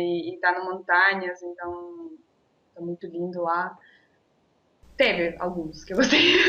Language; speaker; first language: Portuguese; non-native, fluent; Russian